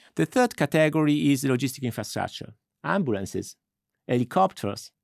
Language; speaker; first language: English; non-native, fluent; Italian